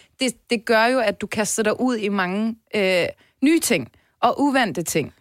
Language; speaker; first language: Danish; early bilingual, other home language; Persian